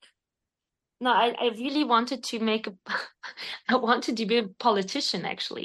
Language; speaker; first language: English; non-native, fluent; Spanish